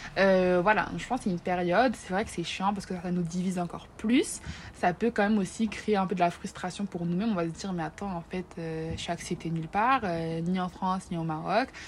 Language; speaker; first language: French; native; French